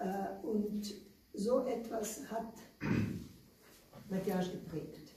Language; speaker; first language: German; non-native, learner; Slovenian